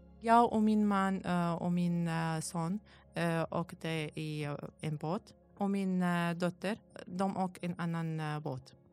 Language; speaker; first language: Swedish; non-native, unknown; Arabic